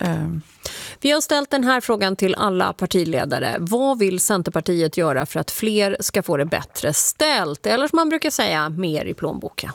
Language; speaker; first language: Swedish; native; Swedish